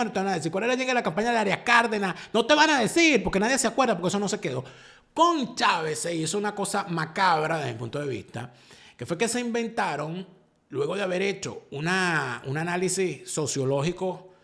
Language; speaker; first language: Spanish; native; Spanish